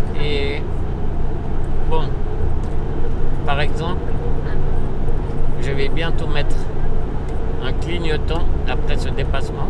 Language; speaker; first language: French; native; French